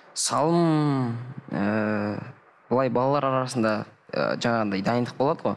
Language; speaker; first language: Kazakh; non-native, local second language; Russian